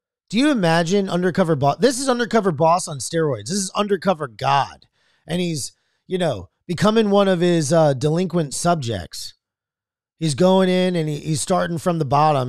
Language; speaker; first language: English; native; English